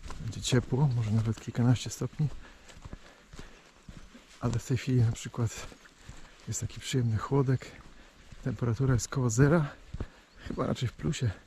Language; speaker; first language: Polish; native; Polish